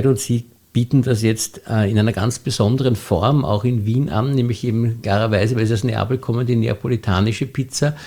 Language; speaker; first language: German; native; German